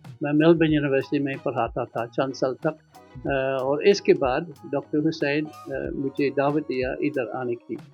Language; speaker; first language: Urdu; non-native, fluent; Dutch